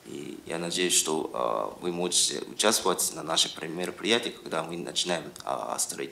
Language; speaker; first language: Russian; non-native, fluent; Japanese